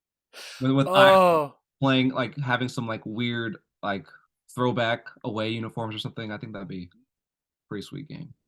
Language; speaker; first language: English; native; English